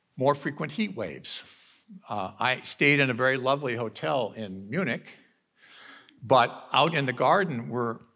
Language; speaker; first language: English; native; English